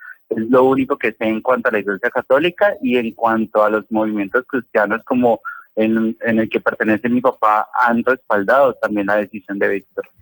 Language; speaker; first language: Spanish; native; Spanish